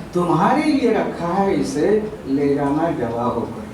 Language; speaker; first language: Hindi; non-native, local second language; Marathi